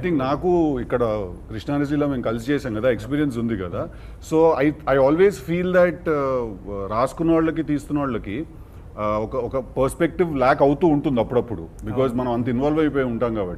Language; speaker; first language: Telugu; native; Telugu